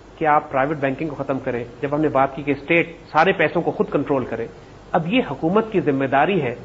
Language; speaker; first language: Urdu; native; Urdu